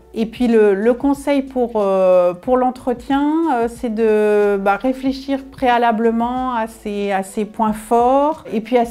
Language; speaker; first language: French; native; French